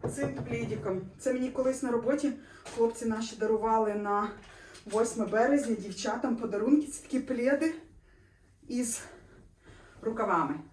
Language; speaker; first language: Ukrainian; non-native, local second language; Russian